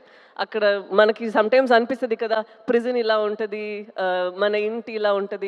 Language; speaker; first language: Telugu; non-native, local second language; Tamil